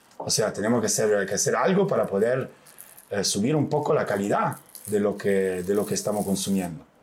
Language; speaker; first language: Spanish; non-native, fluent; Italian